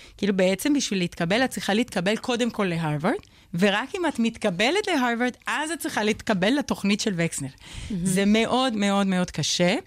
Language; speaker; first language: Hebrew; non-native, fluent; Spanish